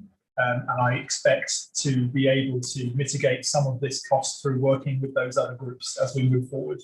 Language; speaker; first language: English; native; English